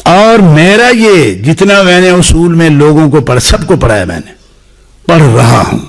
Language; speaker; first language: Urdu; non-native, local second language; Punjabi